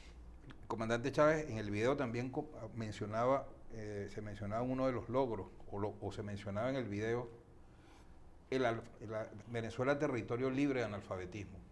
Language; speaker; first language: Spanish; native; Spanish